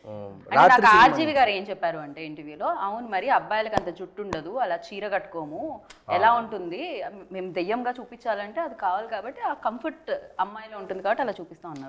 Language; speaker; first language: Telugu; native; Telugu